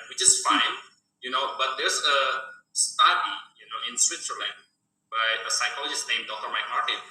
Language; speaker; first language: English; non-native, fluent; Indonesian